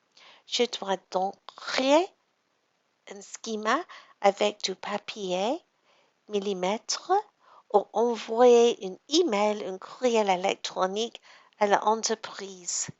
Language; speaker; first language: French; non-native, learner; English